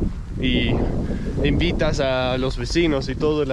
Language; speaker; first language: Spanish; non-native, fluent; Danish